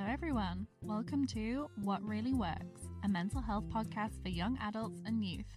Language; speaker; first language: English; native; English